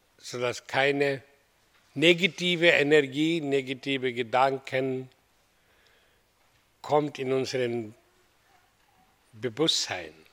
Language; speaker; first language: German; non-native, learner; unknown